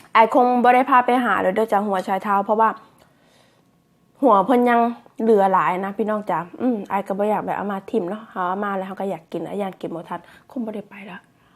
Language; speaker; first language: Thai; native; Thai